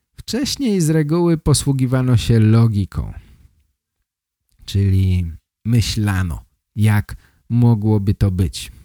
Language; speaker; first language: Polish; native; Polish